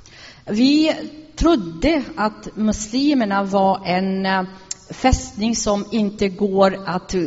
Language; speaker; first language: Swedish; non-native, fluent; Arabic